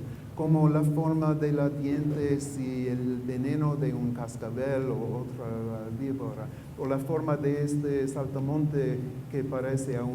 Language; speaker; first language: Spanish; non-native, fluent; English